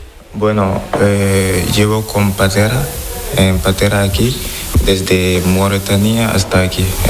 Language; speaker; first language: Spanish; non-native, learner; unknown